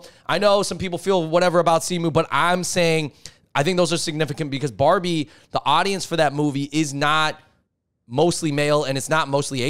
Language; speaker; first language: English; native; English